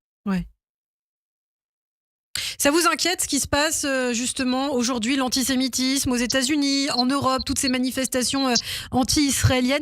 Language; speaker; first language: French; native; French